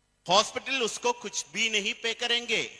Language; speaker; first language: Hindi; non-native, fluent; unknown